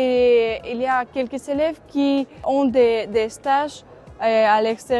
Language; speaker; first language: French; non-native, learner; Spanish